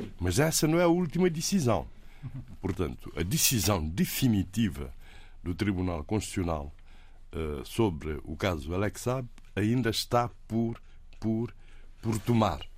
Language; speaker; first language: Portuguese; native; Portuguese